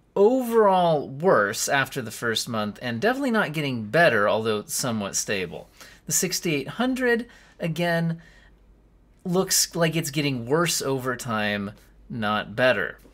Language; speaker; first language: English; native; English